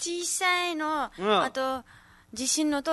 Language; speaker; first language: Japanese; non-native, learner; Nepali